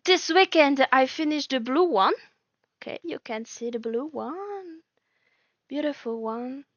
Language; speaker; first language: English; non-native, learner; French